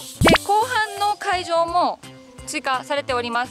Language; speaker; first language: Japanese; native; Japanese